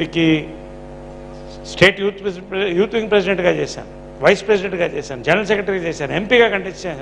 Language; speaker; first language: Telugu; native; Telugu